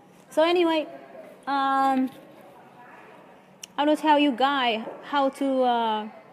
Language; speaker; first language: English; non-native, fluent; Vietnamese